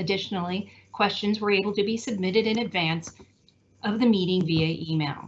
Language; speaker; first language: English; native; English